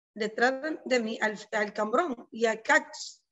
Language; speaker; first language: Spanish; native; Spanish